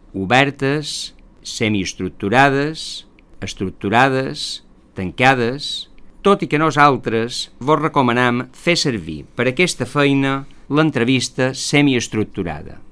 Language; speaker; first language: Catalan; native; Catalan